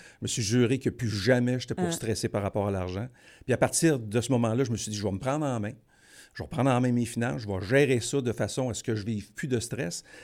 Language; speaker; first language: French; native; French